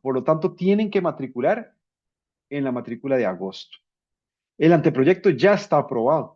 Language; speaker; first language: Spanish; native; Spanish